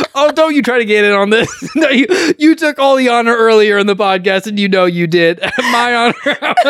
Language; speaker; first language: English; native; English